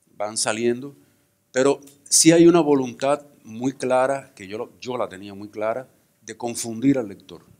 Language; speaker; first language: Spanish; native; Spanish